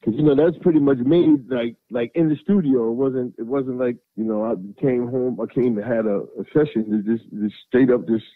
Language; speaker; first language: English; native; English